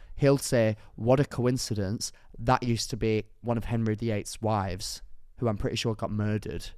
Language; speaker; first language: English; native; English